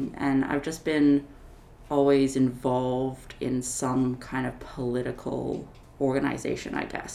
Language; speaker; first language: English; native; English